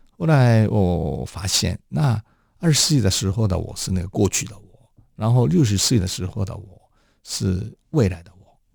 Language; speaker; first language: Chinese; non-native, fluent; Japanese